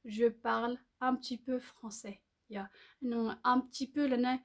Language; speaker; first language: French; non-native, learner; Tibetan